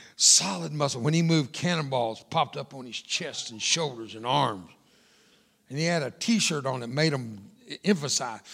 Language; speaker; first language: English; early bilingual, other home language; Spanish